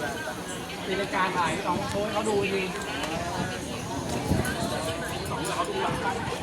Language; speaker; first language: Thai; native; Thai